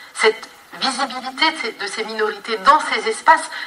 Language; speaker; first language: French; native; French